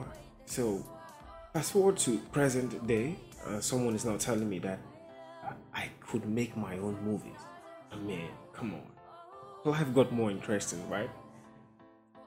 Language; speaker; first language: English; non-native, local second language; Igbo